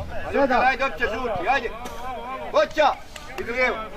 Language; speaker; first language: Serbian; native; Serbian